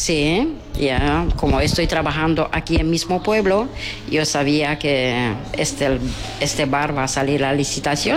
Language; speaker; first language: Spanish; non-native, learner; Romanian